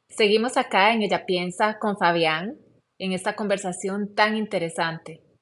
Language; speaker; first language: Spanish; native; Spanish